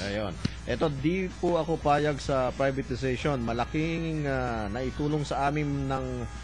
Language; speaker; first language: Filipino; native; Filipino